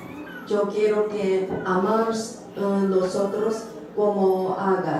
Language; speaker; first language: Spanish; non-native, learner; Korean